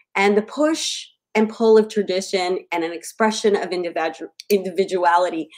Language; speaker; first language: English; native; English